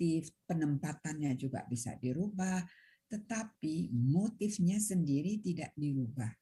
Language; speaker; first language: Indonesian; native; Indonesian